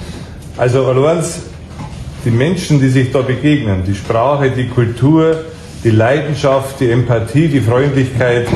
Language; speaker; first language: German; native; German